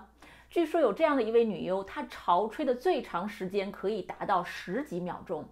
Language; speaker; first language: Chinese; native; Chinese